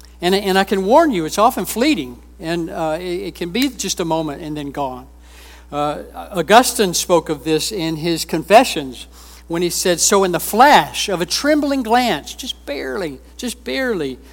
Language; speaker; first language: English; native; English